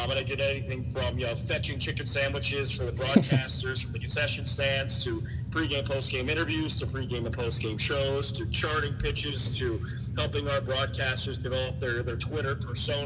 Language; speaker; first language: English; native; English